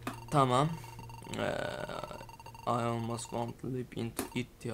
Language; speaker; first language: English; non-native, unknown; Turkish